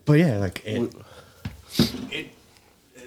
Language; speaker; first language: English; non-native, fluent; Korean